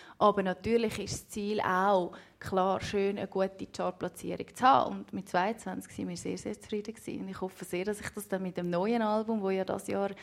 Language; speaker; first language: German; native; German